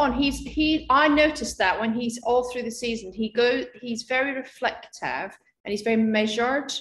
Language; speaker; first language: English; native; English